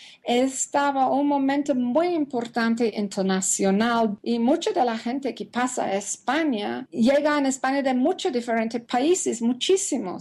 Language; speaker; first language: Spanish; non-native, learner; English